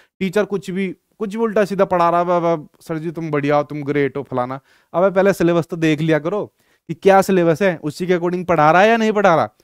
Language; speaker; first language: Hindi; native; Hindi